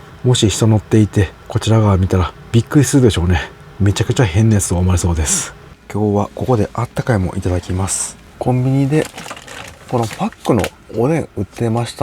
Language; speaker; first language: Japanese; native; Japanese